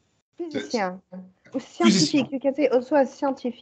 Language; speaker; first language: French; native; French